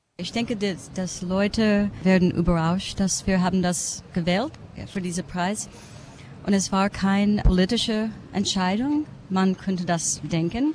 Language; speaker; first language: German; non-native, fluent; English